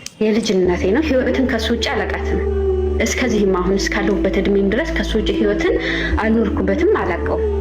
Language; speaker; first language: Amharic; native; Amharic